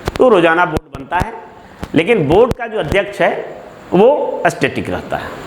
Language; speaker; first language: Hindi; native; Hindi